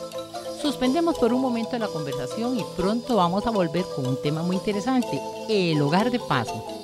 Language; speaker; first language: Spanish; native; Spanish